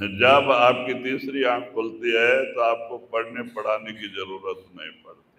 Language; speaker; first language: Hindi; non-native, local second language; Kannada